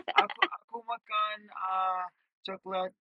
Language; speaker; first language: Indonesian; non-native, learner; English